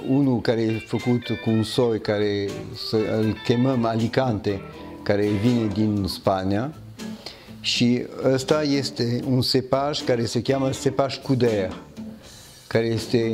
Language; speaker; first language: Romanian; early bilingual, heritage; French